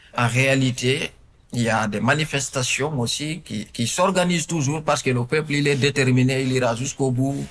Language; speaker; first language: French; non-native, local second language; Fula